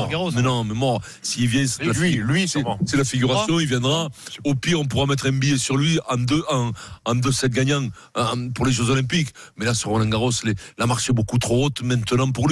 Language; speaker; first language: French; native; French